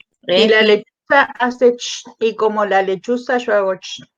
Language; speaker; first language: Spanish; native; Spanish